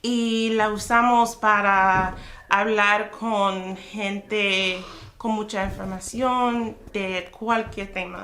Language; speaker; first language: Spanish; non-native, fluent; English